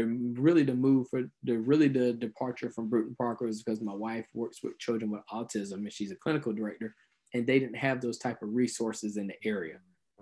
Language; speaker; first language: English; native; English